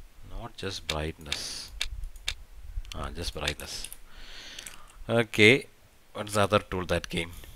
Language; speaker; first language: English; non-native, local second language; Malayalam